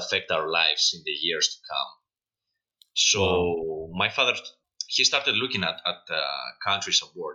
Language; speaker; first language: English; non-native, fluent; Greek